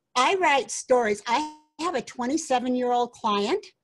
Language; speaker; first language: English; native; English